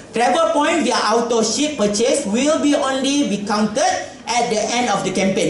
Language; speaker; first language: English; non-native, local second language; Malay